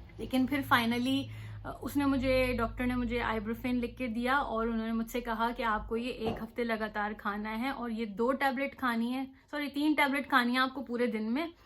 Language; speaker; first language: Urdu; native; Urdu